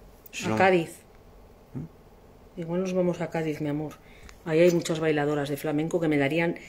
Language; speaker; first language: Spanish; native; Spanish